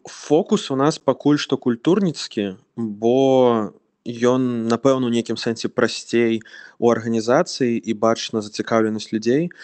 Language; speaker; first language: Belarusian; non-native, local second language; Russian